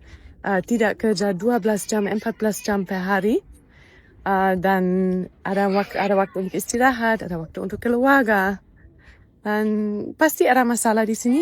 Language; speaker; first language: Indonesian; non-native, fluent; German